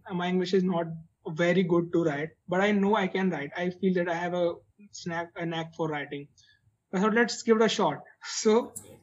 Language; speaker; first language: English; non-native, local second language; Hindi